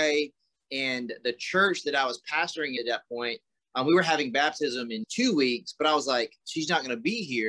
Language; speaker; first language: English; native; English